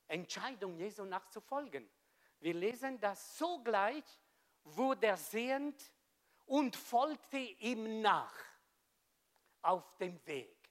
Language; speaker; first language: German; non-native, fluent; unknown